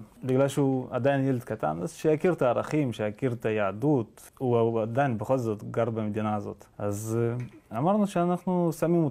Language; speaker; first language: Hebrew; native; Hebrew